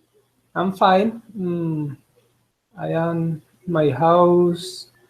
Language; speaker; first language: English; non-native, learner; Spanish